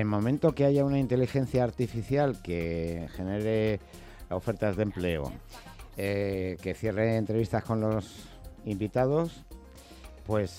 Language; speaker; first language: Spanish; native; Spanish